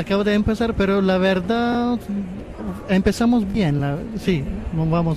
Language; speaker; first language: Spanish; non-native, fluent; Turkish